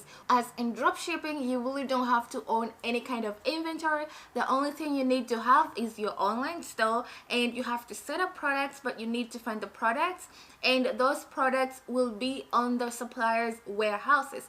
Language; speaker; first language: English; non-native, fluent; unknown